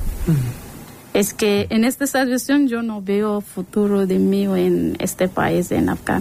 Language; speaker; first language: Spanish; non-native, learner; Persian